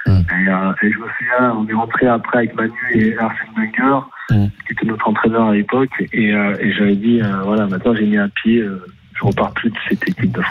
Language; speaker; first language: French; native; French